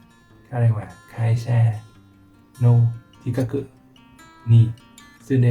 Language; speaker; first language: Japanese; non-native, learner; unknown